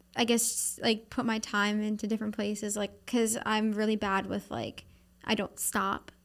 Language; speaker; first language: English; native; English